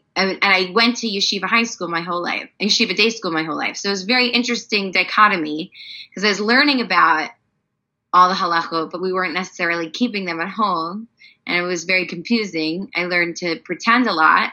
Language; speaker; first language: English; native; English